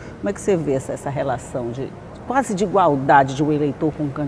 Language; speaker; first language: Portuguese; native; Portuguese